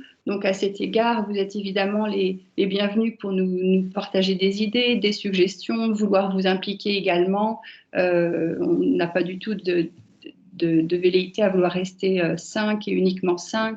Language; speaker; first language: French; native; French